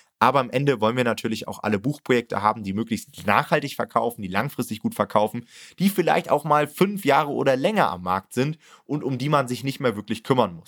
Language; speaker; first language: German; native; German